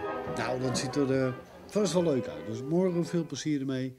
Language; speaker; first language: Dutch; native; Dutch